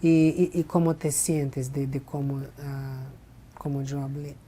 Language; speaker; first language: Spanish; non-native, fluent; Portuguese